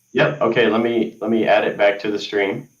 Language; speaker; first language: English; native; English